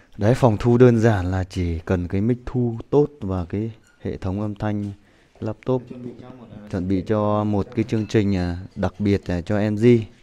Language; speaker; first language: Vietnamese; non-native, local second language; Hmong